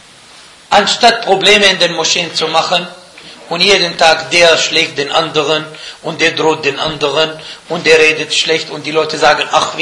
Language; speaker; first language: German; non-native, fluent; Arabic